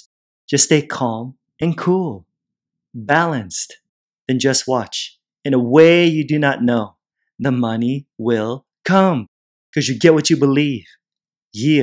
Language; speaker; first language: English; native; English